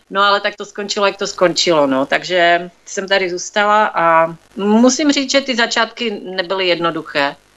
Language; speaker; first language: Czech; native; Czech